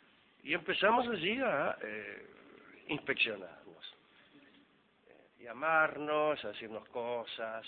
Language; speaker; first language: Spanish; native; Spanish